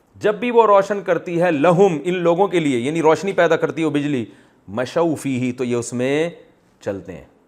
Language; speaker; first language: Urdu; native; Urdu